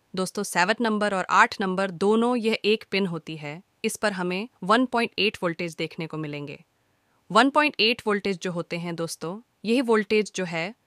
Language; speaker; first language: Hindi; native; Hindi